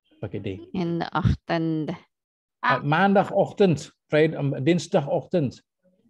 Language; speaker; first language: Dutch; non-native, fluent; Indonesian